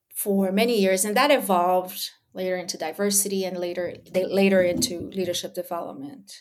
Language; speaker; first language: English; early bilingual, other home language; Portuguese